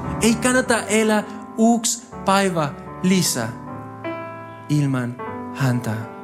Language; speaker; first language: Finnish; non-native, fluent; Spanish